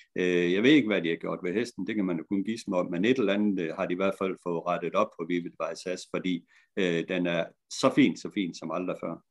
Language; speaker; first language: Danish; native; Danish